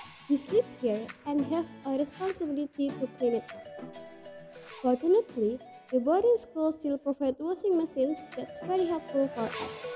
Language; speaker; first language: English; non-native, fluent; Indonesian